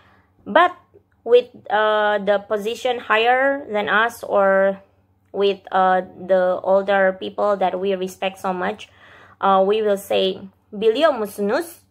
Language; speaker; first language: English; non-native, fluent; Indonesian